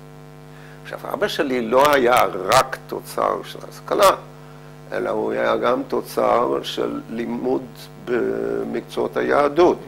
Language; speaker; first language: Hebrew; non-native, fluent; Dutch